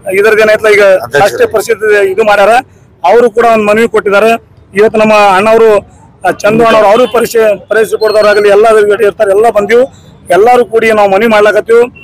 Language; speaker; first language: Kannada; non-native, local second language; Lambadi